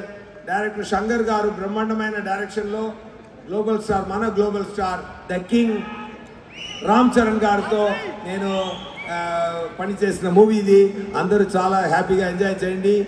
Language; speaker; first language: Telugu; non-native, learner; Tamil